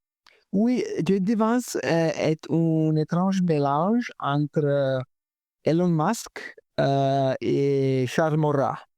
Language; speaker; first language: French; non-native, fluent; Italian